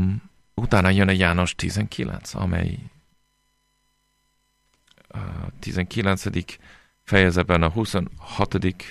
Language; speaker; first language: Hungarian; non-native, fluent; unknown